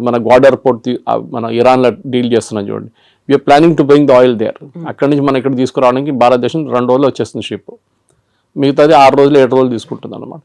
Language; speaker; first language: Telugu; non-native, local second language; Malayalam